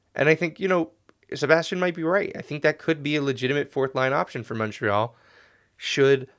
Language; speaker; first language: English; native; English